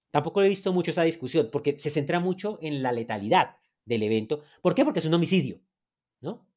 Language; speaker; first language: Spanish; native; Spanish